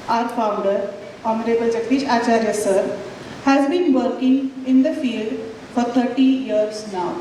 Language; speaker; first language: English; non-native, local second language; Marathi